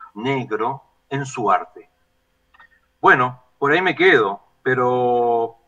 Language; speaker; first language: Spanish; native; Spanish